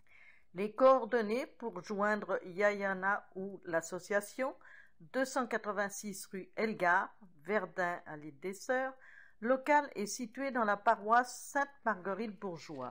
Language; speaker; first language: French; native; French